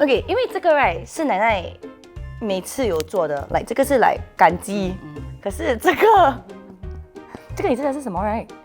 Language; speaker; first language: Chinese; non-native, local second language; English